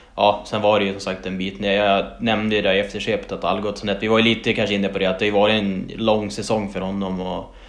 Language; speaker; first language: Swedish; native; Swedish